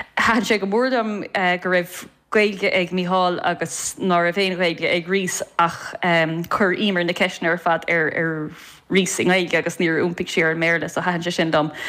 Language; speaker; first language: Irish; native; Irish